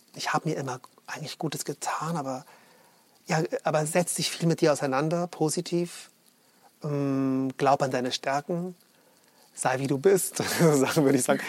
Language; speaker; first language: German; native; German